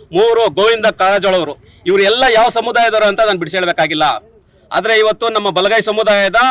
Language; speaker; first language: Kannada; native; Kannada